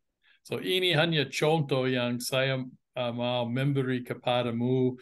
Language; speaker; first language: Indonesian; non-native, fluent; English